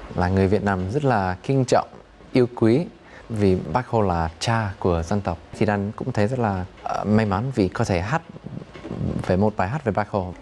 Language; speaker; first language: Vietnamese; non-native, fluent; English